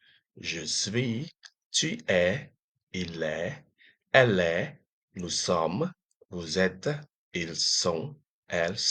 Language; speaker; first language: French; non-native, fluent; Khmer